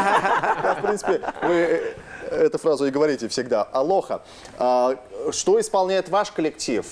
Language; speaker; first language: Russian; native; Russian